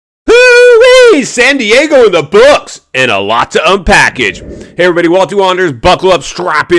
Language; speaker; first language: English; native; English